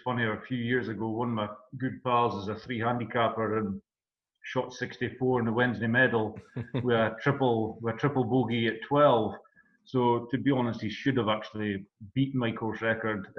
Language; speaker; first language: English; native; English